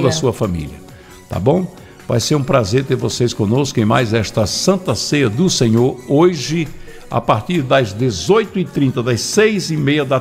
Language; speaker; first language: Portuguese; native; Portuguese